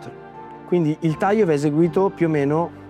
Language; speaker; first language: Italian; native; Italian